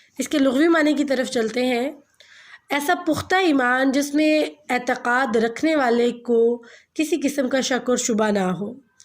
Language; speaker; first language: Urdu; non-native, local second language; Punjabi